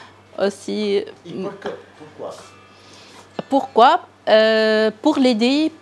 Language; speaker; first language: French; non-native, local second language; Arabic